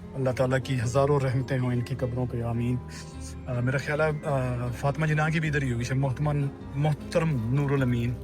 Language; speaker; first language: Urdu; native; Urdu